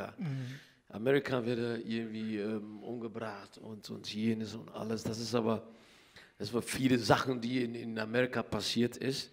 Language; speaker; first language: German; non-native, learner; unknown